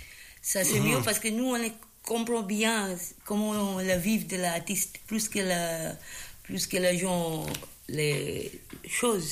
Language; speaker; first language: French; non-native, learner; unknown